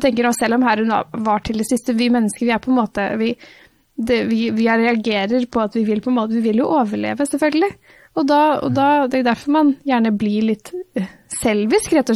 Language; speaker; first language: Norwegian; native; Norwegian